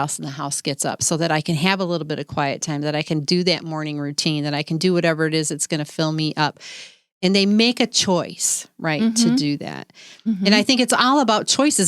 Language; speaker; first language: English; native; English